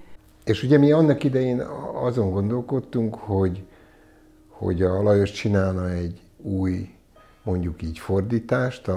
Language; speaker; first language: Hungarian; native; Hungarian